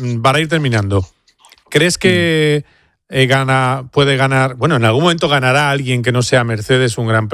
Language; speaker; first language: Spanish; native; Spanish